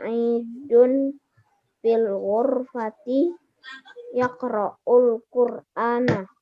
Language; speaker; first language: Arabic; non-native, learner; Indonesian